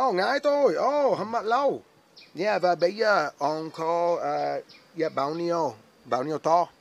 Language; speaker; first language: Vietnamese; non-native, fluent; English